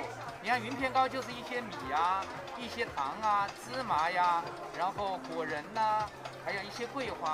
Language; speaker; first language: Chinese; native; Chinese